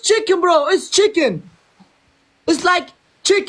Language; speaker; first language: English; non-native, learner; Arabic